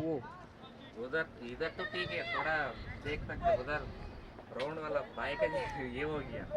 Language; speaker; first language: Hindi; non-native, local second language; Kannada